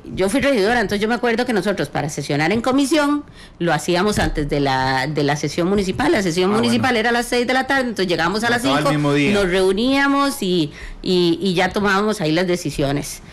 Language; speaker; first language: Spanish; native; Spanish